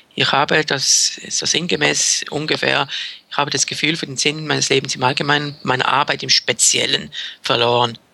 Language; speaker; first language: German; native; German